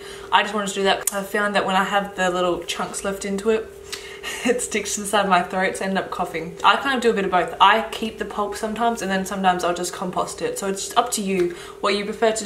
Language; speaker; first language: English; native; English